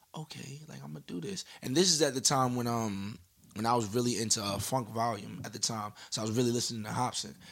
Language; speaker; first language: English; native; English